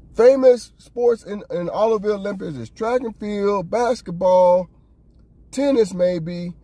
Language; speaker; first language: English; native; English